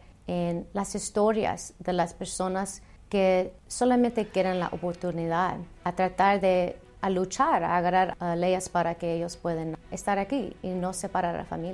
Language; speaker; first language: Spanish; early bilingual, heritage; Spanish